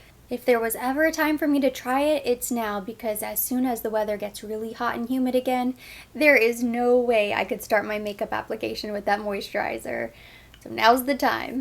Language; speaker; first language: English; native; English